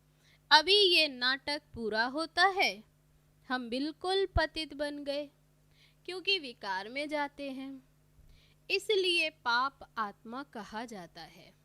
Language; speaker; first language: Hindi; native; Hindi